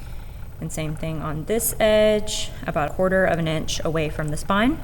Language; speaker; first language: English; native; English